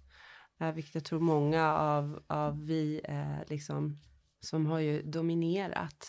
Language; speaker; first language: Swedish; early bilingual, heritage; Swedish